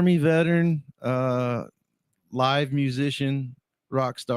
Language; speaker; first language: English; native; English